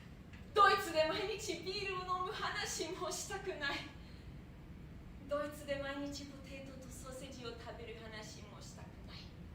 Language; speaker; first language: Japanese; non-native, fluent; German